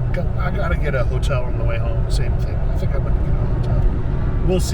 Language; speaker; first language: English; native; English